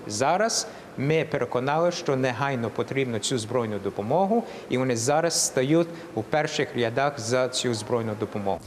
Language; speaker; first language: Ukrainian; early bilingual, heritage; Ukrainian